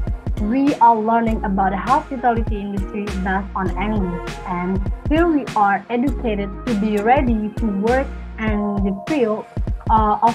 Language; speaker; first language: English; non-native, learner; Indonesian